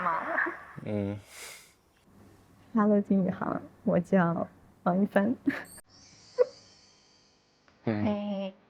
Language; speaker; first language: Chinese; native; Chinese